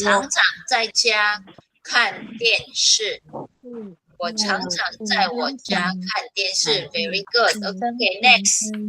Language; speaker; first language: Chinese; non-native, fluent; Filipino